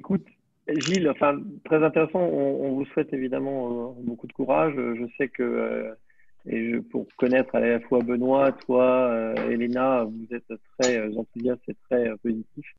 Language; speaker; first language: French; native; French